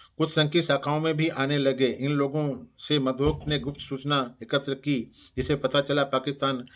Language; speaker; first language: Hindi; native; Hindi